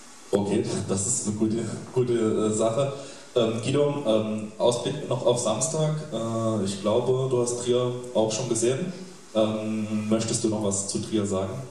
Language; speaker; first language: German; native; German